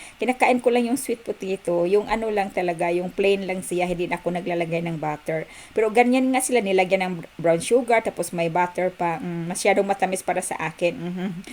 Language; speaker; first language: Filipino; native; Filipino